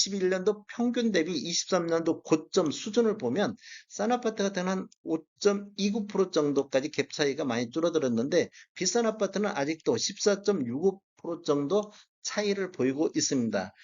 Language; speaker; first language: Korean; native; Korean